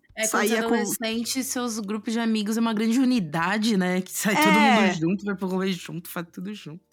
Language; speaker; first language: Portuguese; native; Portuguese